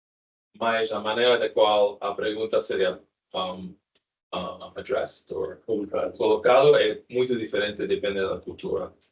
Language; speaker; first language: Portuguese; non-native, learner; Spanish